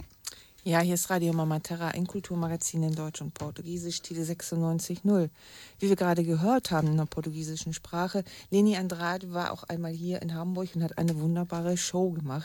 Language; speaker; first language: German; native; German